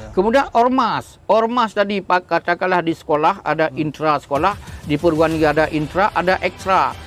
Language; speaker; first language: Malay; non-native, local second language; Achinese